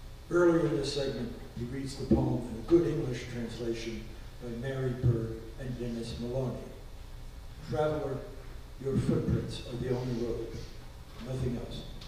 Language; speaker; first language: English; native; English